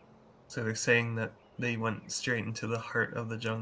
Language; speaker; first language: English; native; English